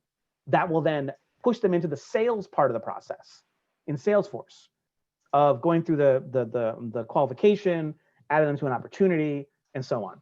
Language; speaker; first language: English; native; English